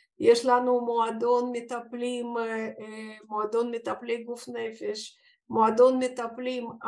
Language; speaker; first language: Hebrew; non-native, fluent; Russian